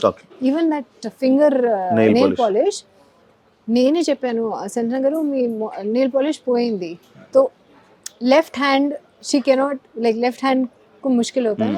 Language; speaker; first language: Telugu; non-native, learner; Hindi